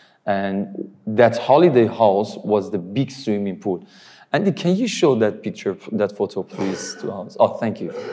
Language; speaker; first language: English; non-native, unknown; Persian